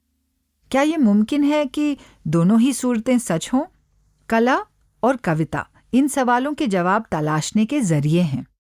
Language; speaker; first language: Hindi; native; Hindi